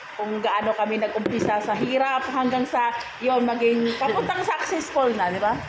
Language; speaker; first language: Filipino; non-native, local second language; Cebuano